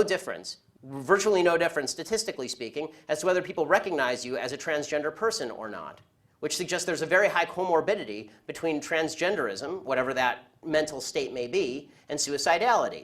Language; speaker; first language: English; native; English